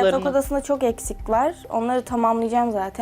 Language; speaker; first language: Turkish; native; Turkish